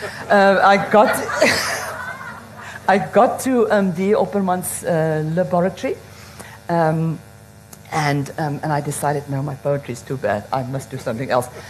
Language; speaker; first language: English; non-native, local second language; Afrikaans